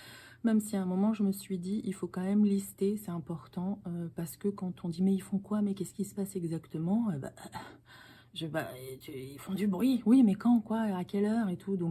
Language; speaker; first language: French; native; French